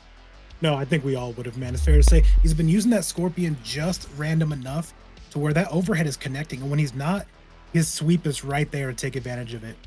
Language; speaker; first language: English; native; English